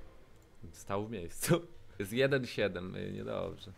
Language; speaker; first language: Polish; native; Polish